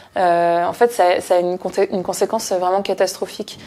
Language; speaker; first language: French; native; French